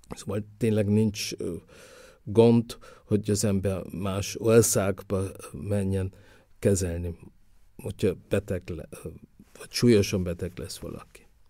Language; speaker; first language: Hungarian; early bilingual, heritage; Hungarian